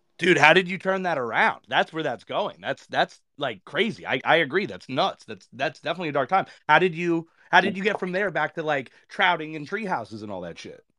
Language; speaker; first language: English; native; English